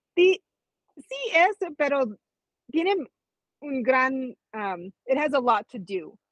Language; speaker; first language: Spanish; early bilingual, heritage; Spanish